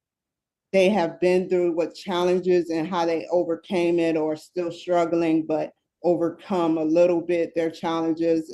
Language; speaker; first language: English; native; English